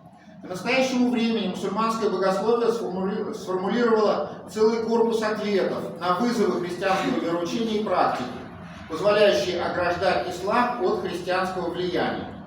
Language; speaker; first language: Russian; native; Russian